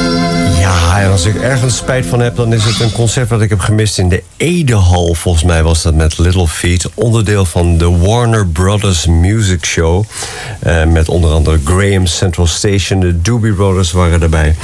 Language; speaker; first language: Dutch; native; Dutch